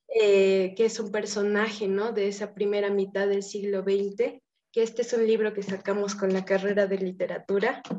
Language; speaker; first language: Spanish; native; Spanish